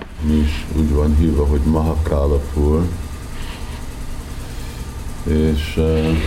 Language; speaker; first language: Hungarian; early bilingual, heritage; Hungarian